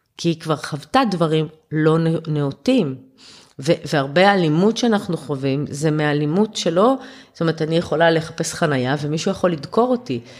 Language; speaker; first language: Hebrew; early bilingual, other home language; German